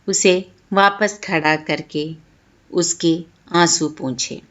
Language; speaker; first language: Hindi; non-native, local second language; Malayalam